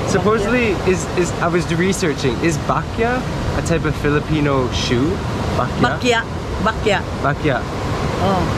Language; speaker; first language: English; native; English